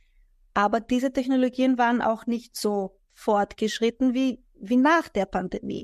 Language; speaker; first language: German; non-native, fluent; Greek